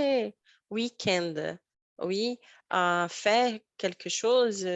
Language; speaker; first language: French; non-native, learner; Portuguese